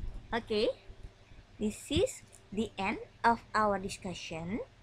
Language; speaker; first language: English; non-native, fluent; Indonesian